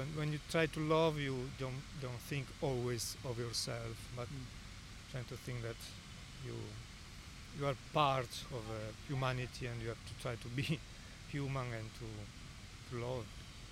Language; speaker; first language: English; non-native, learner; Italian